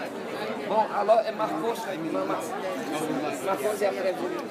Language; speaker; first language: French; non-native, fluent; Portuguese